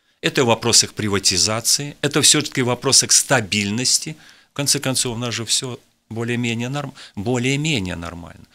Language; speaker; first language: Russian; native; Russian